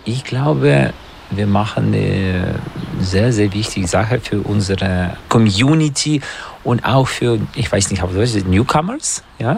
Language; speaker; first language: German; non-native, learner; Russian